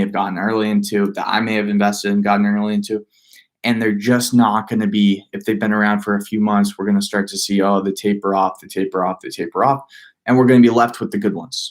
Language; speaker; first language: English; native; English